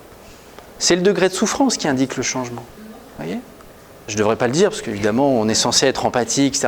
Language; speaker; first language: French; native; French